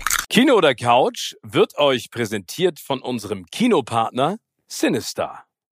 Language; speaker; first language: German; native; German